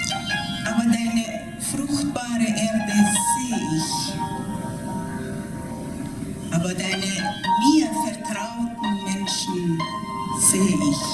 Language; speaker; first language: German; non-native, fluent; Persian